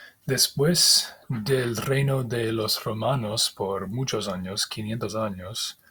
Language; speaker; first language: Spanish; non-native, fluent; English